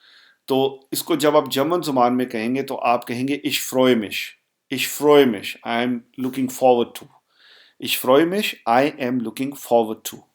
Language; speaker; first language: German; non-native, fluent; Urdu